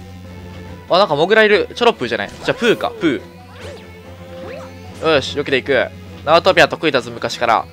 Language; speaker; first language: Japanese; native; Japanese